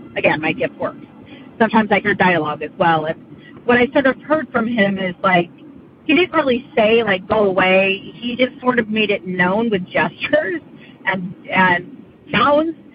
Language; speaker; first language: English; native; English